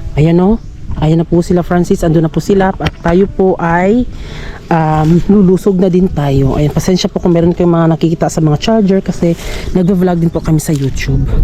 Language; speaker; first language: Filipino; non-native, local second language; Cebuano